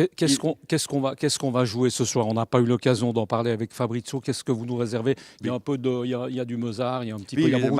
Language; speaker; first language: French; native; French